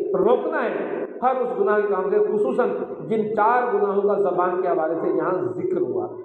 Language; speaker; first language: Urdu; non-native, local second language; Sindhi